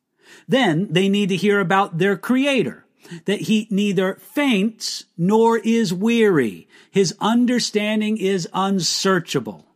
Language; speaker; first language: English; native; English